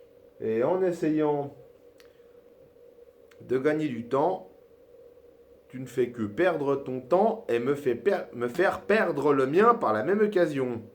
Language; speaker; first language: French; native; French